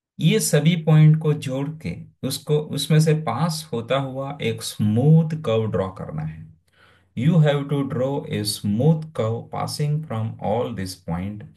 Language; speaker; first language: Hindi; non-native, local second language; Gujarati